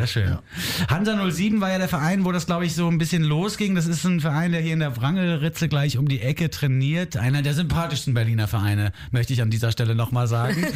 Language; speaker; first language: German; native; German